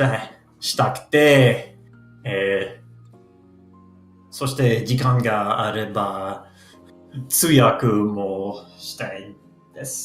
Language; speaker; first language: Japanese; non-native, learner; English